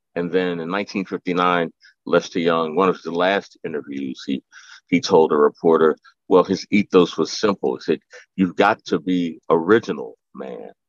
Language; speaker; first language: English; native; English